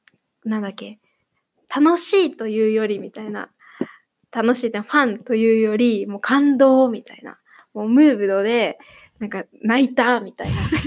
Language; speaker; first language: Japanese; native; Japanese